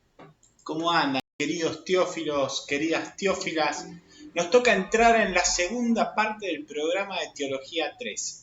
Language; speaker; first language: Spanish; native; Spanish